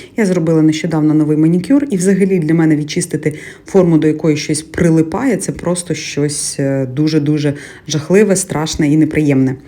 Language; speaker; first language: Ukrainian; native; Ukrainian